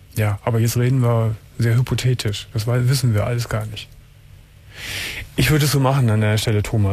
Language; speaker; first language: German; native; German